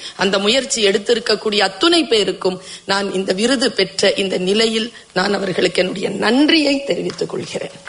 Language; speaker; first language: Tamil; native; Tamil